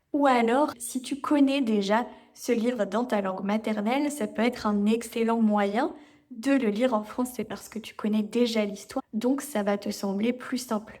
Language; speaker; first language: French; native; French